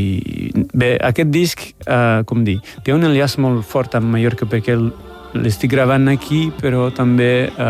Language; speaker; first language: Catalan; non-native, fluent; French